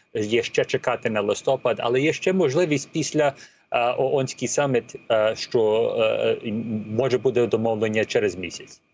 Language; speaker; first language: Ukrainian; early bilingual, heritage; Ukrainian